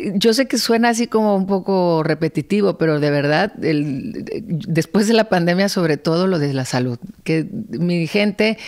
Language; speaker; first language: Spanish; native; Spanish